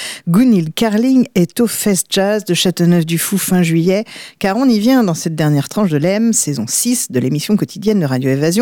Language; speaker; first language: French; native; French